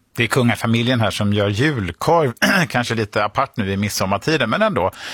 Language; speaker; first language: Swedish; native; Swedish